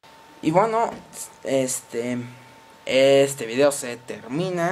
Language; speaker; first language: Spanish; native; Spanish